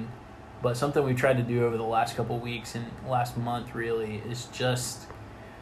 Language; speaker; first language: English; native; English